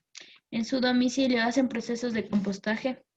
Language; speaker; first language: Spanish; native; Spanish